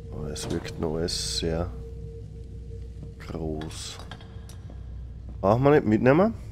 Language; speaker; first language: German; native; German